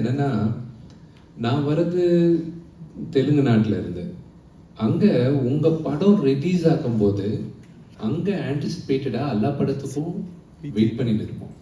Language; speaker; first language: Tamil; non-native, local second language; Telugu